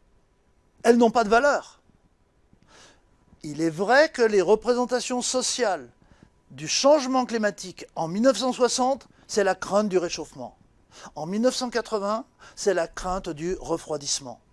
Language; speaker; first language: French; native; French